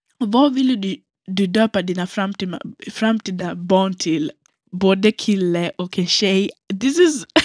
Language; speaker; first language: Swedish; non-native, local second language; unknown